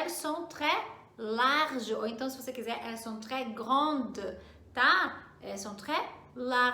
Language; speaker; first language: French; non-native, fluent; Portuguese